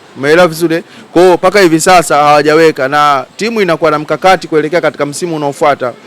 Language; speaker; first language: Swahili; native; Swahili